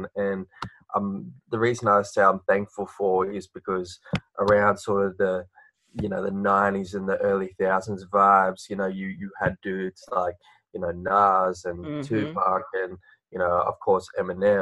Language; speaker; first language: English; native; English